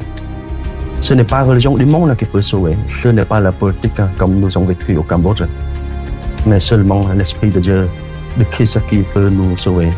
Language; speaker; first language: French; non-native, fluent; Khmer